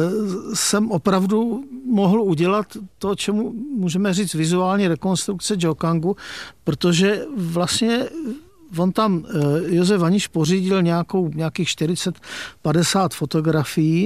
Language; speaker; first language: Czech; native; Czech